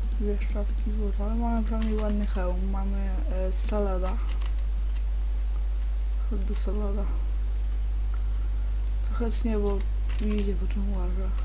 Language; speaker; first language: Polish; native; Polish